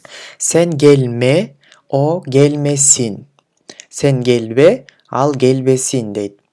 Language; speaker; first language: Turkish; non-native, fluent; Kyrgyz